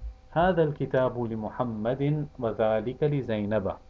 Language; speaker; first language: Arabic; non-native, fluent; Urdu